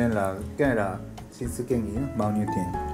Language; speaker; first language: Vietnamese; non-native, learner; Japanese